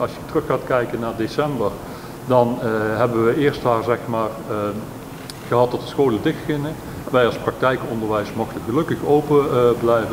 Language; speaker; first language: Dutch; native; Dutch